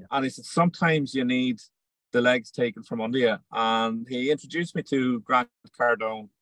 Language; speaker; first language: English; native; English